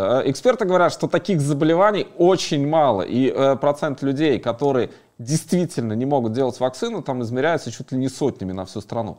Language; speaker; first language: Russian; native; Russian